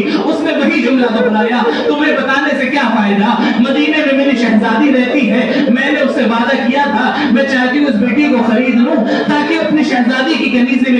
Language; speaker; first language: Urdu; native; Urdu